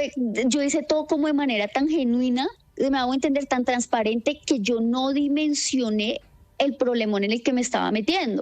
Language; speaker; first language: Spanish; native; Spanish